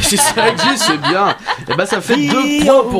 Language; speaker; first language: French; native; French